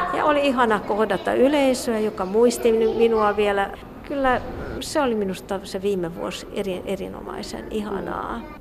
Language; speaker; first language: Finnish; non-native, fluent; Hungarian